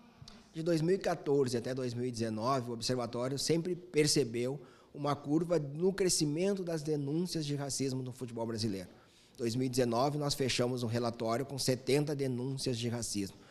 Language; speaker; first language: Portuguese; native; Portuguese